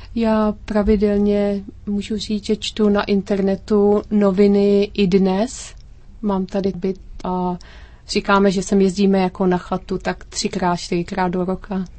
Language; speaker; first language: Czech; native; Czech